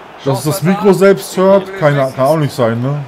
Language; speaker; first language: German; native; German